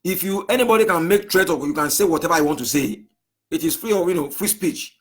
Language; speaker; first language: English; non-native, local second language; Yoruba